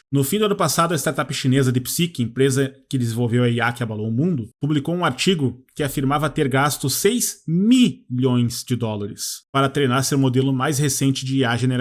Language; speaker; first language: Portuguese; native; Portuguese